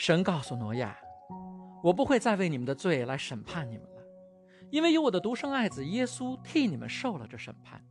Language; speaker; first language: Chinese; native; Chinese